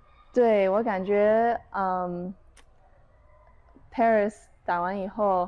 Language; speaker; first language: Chinese; early bilingual, heritage; Chinese